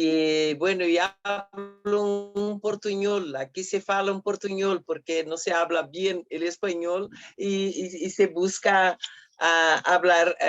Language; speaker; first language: Spanish; non-native, fluent; Portuguese